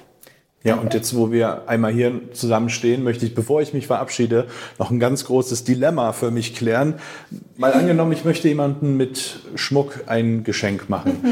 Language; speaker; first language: German; native; German